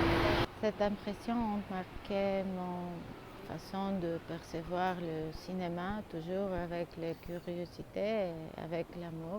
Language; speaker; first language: French; non-native, learner; Bulgarian